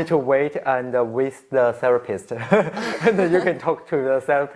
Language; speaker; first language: English; non-native, learner; Chinese